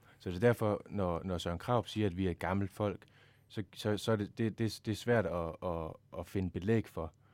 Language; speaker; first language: Danish; native; Danish